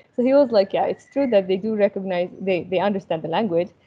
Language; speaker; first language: English; early bilingual, other home language; Arabic